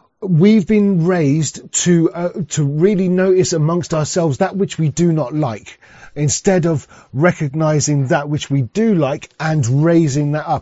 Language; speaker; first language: English; native; English